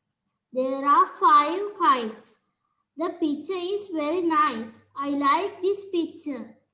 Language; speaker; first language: English; non-native, learner; Sinhala